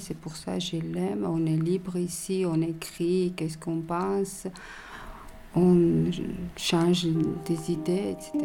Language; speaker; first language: French; non-native, learner; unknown